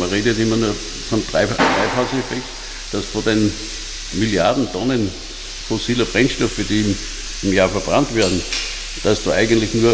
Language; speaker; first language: German; native; German